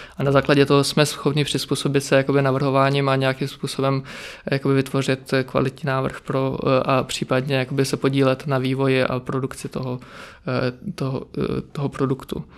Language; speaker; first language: Czech; early bilingual, other home language; Ukrainian